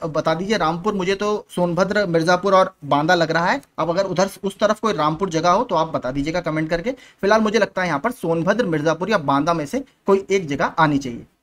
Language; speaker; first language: Hindi; native; Hindi